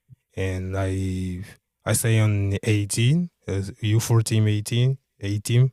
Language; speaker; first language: English; non-native, learner; Portuguese